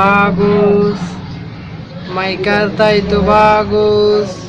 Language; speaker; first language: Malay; non-native, learner; Bangla